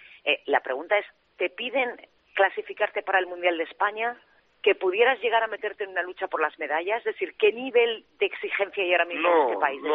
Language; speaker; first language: Spanish; native; Spanish